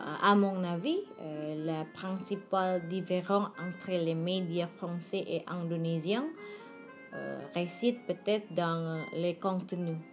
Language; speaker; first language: French; non-native, learner; Indonesian